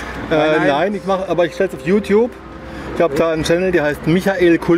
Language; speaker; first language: German; native; German